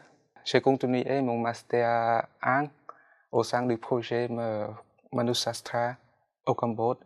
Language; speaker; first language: French; non-native, fluent; Khmer